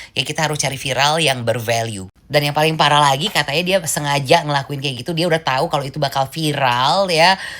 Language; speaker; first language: Indonesian; native; Indonesian